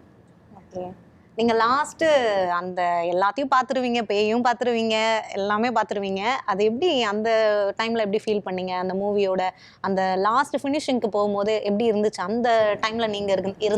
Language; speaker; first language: Tamil; native; Tamil